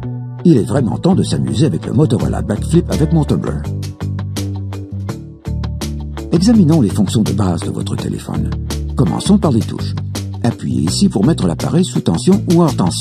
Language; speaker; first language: French; native; French